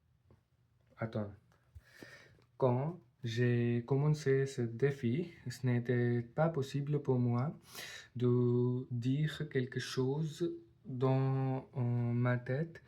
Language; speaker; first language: French; non-native, learner; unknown